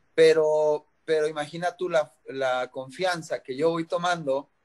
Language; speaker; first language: Spanish; native; Spanish